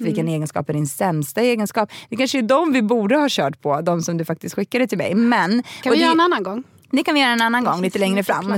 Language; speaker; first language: Swedish; native; Swedish